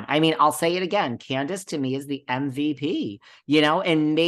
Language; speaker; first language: English; native; English